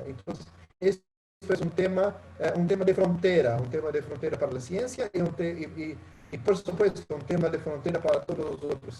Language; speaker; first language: Spanish; non-native, learner; Portuguese